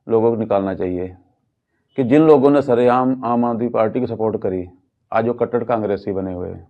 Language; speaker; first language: Hindi; non-native, local second language; Punjabi